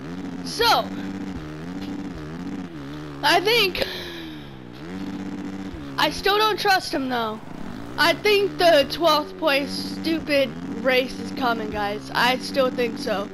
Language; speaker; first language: English; native; English